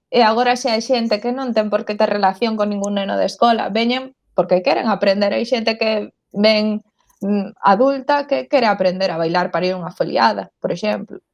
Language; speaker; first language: Galician; non-native, local second language; Spanish